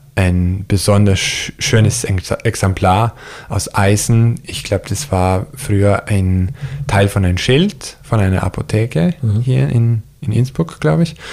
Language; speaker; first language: German; early bilingual, heritage; German